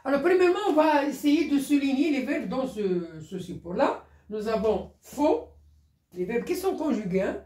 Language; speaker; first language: French; non-native, local second language; Arabic